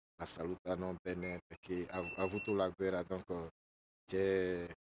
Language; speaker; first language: Italian; non-native, fluent; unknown